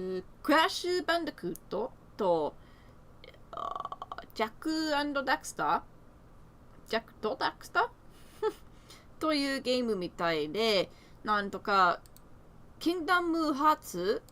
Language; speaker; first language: Japanese; non-native, learner; English